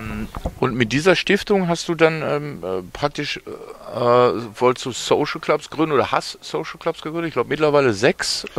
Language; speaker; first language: German; native; German